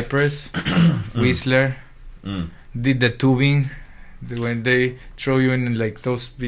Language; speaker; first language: English; non-native, fluent; Spanish